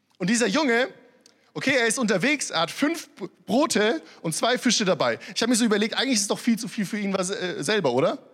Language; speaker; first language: German; early bilingual, other home language; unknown